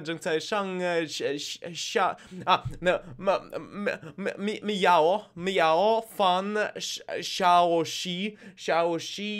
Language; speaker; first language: Chinese; non-native, learner; Russian